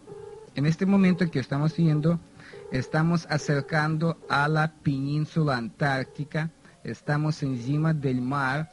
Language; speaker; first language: Spanish; non-native, fluent; Russian